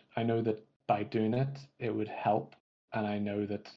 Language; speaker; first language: English; native; English